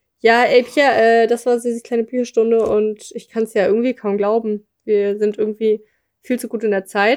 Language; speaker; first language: German; native; German